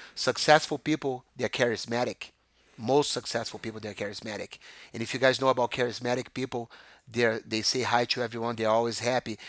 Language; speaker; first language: English; non-native, fluent; Portuguese